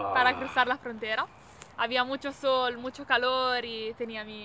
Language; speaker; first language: Spanish; non-native, learner; Italian